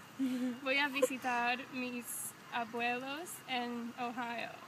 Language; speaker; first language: Spanish; non-native, learner; English